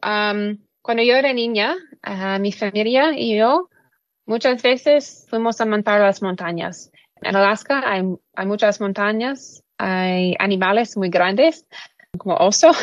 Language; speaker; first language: Spanish; non-native, learner; English